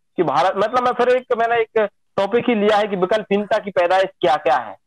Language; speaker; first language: Hindi; native; Hindi